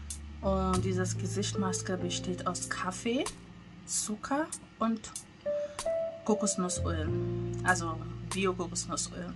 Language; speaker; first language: German; non-native, fluent; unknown